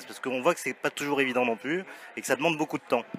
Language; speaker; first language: French; native; French